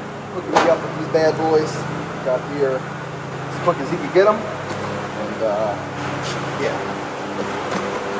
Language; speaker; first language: English; native; English